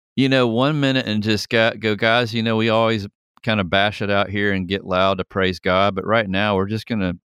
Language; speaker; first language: English; native; English